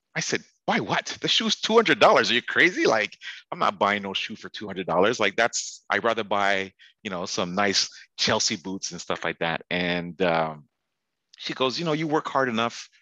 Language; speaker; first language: English; native; English